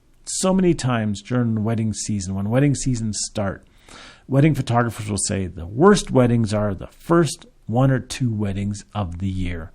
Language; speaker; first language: English; native; English